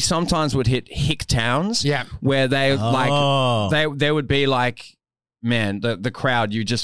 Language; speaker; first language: English; native; English